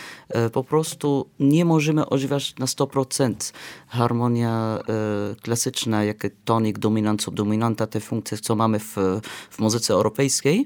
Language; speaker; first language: Polish; non-native, fluent; Arabic